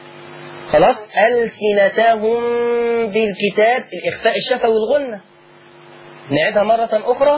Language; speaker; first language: Arabic; native; Arabic